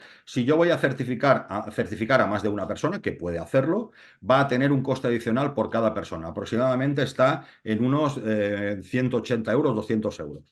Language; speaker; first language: Spanish; native; Spanish